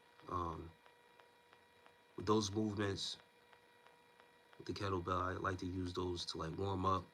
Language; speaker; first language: English; native; English